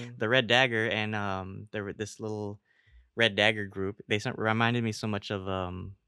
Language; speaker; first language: English; early bilingual, other home language; Filipino